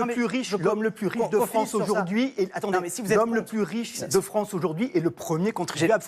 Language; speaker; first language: French; native; French